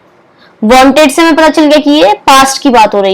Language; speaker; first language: Hindi; native; Hindi